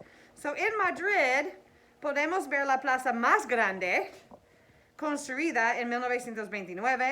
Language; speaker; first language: Spanish; non-native, fluent; English